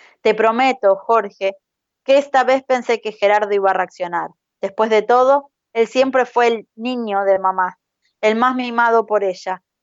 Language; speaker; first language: Spanish; native; Spanish